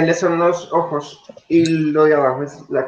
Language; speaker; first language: Spanish; native; Spanish